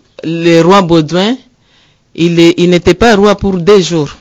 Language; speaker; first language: French; non-native, learner; Rundi